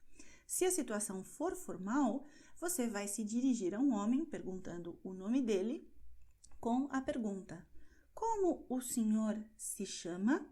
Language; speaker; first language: Portuguese; non-native, fluent; Spanish